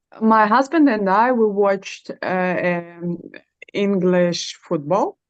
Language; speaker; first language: English; non-native, learner; Russian